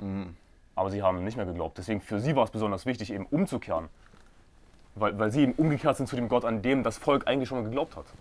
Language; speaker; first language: German; native; German